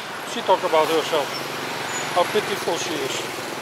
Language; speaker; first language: English; non-native, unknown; Dutch